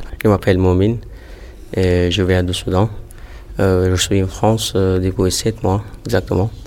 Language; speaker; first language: French; non-native, learner; Arabic